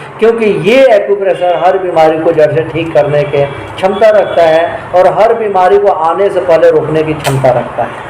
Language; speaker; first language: Hindi; native; Hindi